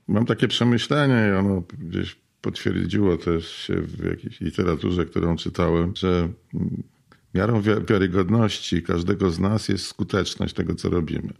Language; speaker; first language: Polish; native; Polish